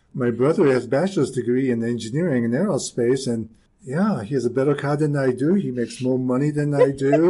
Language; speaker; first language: English; early bilingual, other home language; Japanese